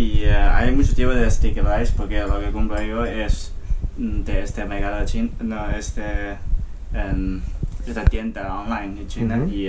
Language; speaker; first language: Spanish; non-native, learner; Chinese